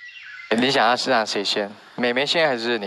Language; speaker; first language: Chinese; native; Chinese